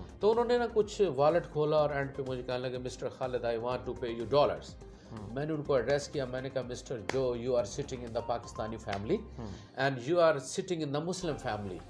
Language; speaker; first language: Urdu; non-native, local second language; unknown